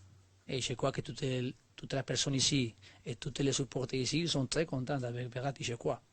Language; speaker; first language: French; non-native, learner; Spanish